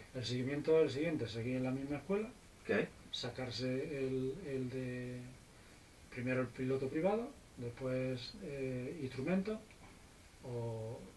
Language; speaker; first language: Spanish; native; Spanish